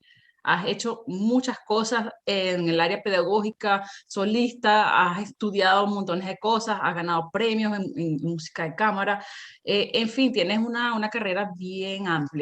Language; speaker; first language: Spanish; native; Spanish